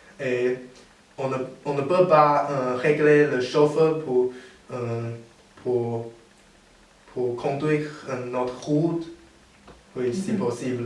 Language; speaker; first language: French; non-native, learner; Chinese